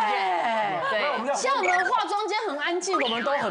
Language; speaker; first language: Chinese; native; Chinese